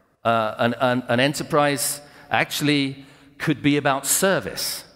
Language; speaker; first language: English; native; English